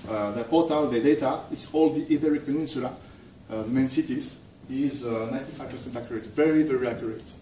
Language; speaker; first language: English; non-native, fluent; French